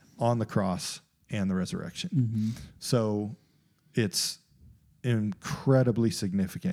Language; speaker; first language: English; native; English